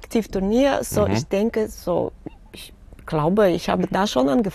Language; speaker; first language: German; non-native, fluent; Russian